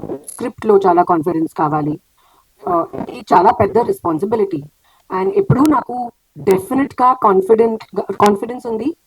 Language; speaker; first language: Telugu; non-native, local second language; Hindi